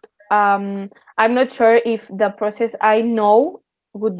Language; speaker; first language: English; non-native, learner; Spanish